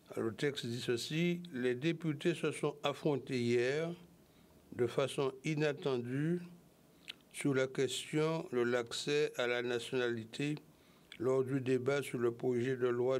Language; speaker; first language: French; native; French